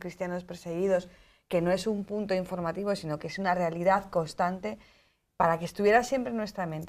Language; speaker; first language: Spanish; native; Spanish